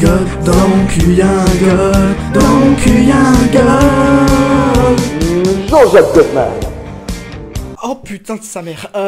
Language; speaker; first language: French; native; French